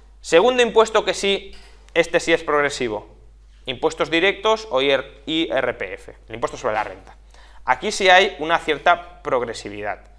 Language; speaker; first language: Spanish; native; Spanish